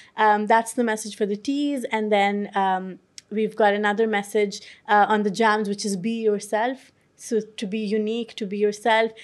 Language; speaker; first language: English; non-native, local second language; Urdu